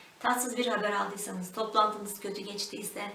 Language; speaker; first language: Turkish; native; Turkish